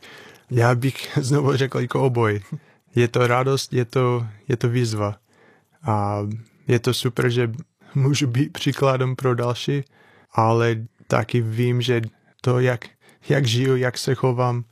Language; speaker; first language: Czech; non-native, fluent; English